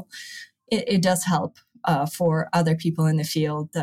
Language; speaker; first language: English; early bilingual, other home language; Russian